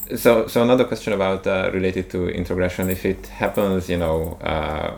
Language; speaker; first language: English; non-native, fluent; Hungarian